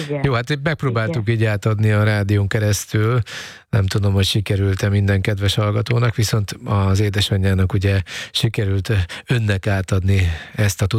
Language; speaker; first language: Hungarian; native; Hungarian